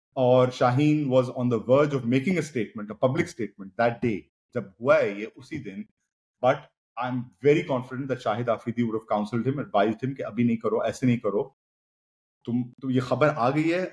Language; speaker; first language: English; non-native, local second language; Hindi